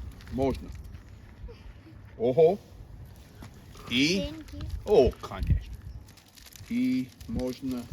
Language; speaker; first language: Russian; non-native, learner; English